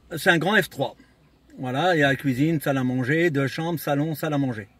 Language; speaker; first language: French; native; French